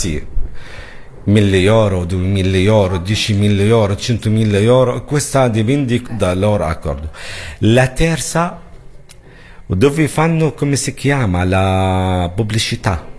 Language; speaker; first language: Italian; non-native, learner; Arabic